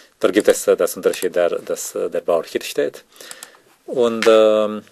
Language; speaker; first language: German; non-native, learner; Romanian